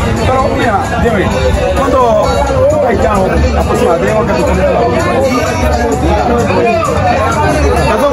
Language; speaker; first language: Spanish; non-native, learner; Haitian Creole